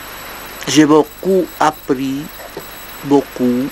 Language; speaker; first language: French; non-native, fluent; Portuguese